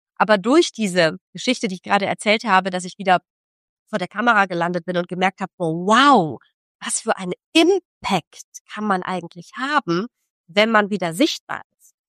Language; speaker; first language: German; early bilingual, other home language; Polish